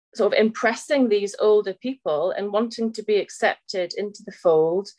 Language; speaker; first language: English; native; English